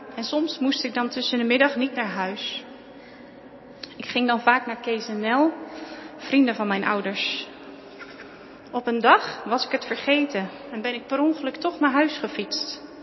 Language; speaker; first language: Dutch; native; Dutch